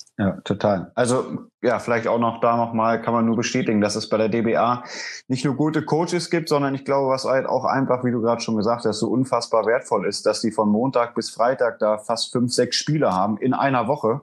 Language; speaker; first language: German; native; German